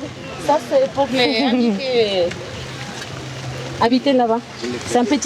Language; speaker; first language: French; non-native, learner; Spanish